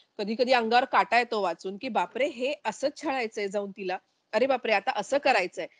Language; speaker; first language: Marathi; native; Marathi